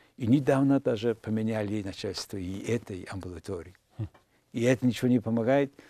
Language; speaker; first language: Russian; non-native, fluent; Mongolian